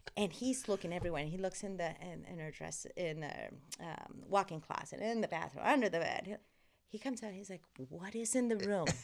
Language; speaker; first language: English; non-native, fluent; Spanish